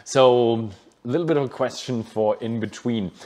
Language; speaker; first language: English; non-native, fluent; German